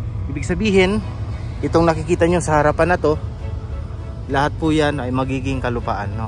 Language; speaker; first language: Filipino; native; Filipino